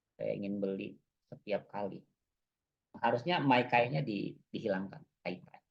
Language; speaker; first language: Indonesian; native; Indonesian